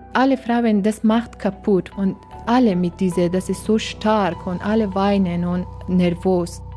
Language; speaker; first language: German; non-native, learner; Persian